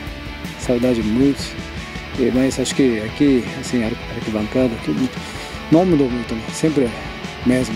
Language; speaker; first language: Portuguese; non-native, learner; Japanese